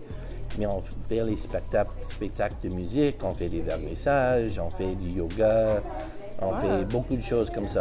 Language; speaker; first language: French; early bilingual, heritage; English